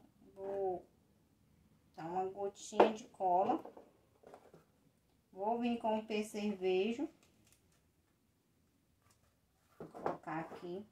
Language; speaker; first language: Portuguese; native; Portuguese